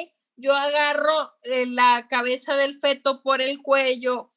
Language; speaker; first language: Spanish; native; Spanish